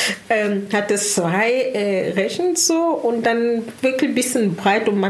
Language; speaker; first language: German; non-native, learner; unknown